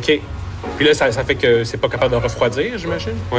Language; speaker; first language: French; native; French